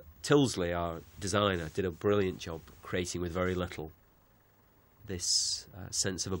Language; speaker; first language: English; native; English